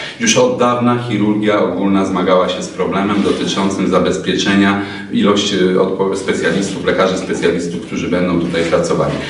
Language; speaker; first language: Polish; native; Polish